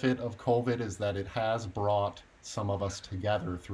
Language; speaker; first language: English; native; English